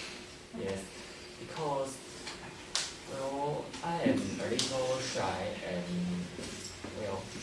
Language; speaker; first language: English; non-native, learner; Chinese